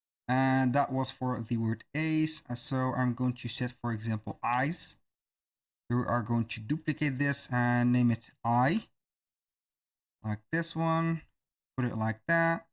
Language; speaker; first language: English; non-native, fluent; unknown